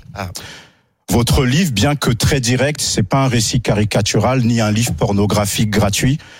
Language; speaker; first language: French; native; French